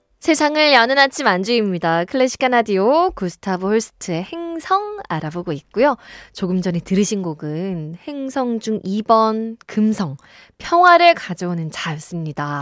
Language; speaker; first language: Korean; native; Korean